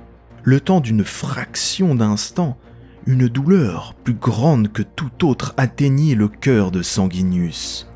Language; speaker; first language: French; native; French